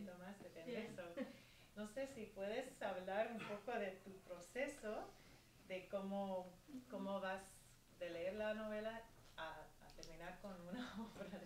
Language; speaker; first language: Spanish; early bilingual, heritage; Spanish